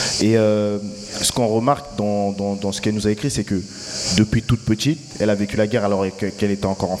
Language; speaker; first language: French; native; French